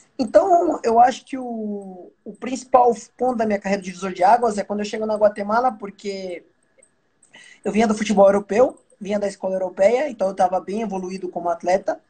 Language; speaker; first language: Portuguese; native; Portuguese